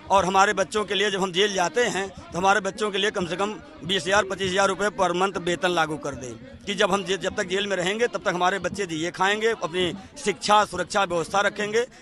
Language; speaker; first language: Hindi; native; Hindi